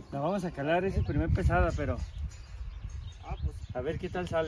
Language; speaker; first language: Spanish; native; Spanish